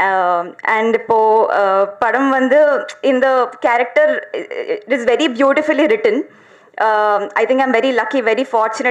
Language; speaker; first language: Tamil; non-native, learner; Telugu